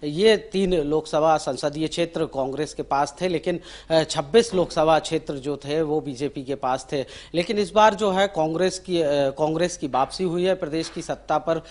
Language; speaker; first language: Hindi; native; Hindi